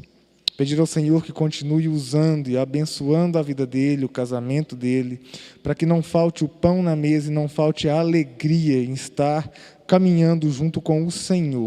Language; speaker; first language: Portuguese; native; Portuguese